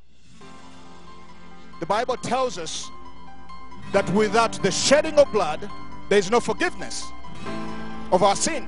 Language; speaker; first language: English; non-native, local second language; Ganda